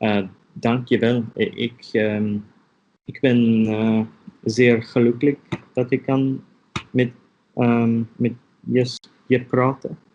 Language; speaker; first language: Dutch; non-native, learner; English